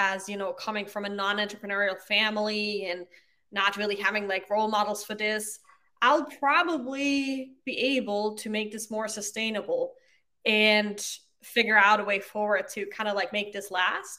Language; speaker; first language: English; non-native, fluent; German